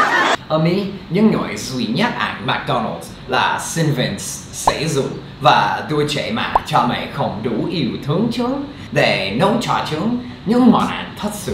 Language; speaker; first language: Vietnamese; non-native, fluent; English